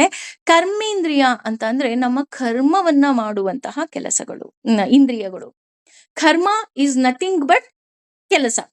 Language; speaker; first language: Kannada; native; Kannada